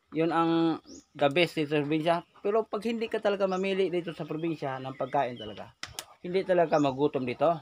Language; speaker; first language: Filipino; non-native, local second language; Cebuano